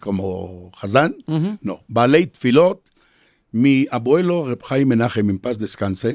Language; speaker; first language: Spanish; non-native, fluent; Hebrew